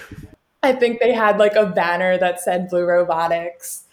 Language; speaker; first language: English; native; English